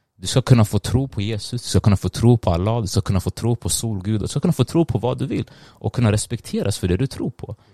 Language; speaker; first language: Swedish; early bilingual, other home language; Tigrinya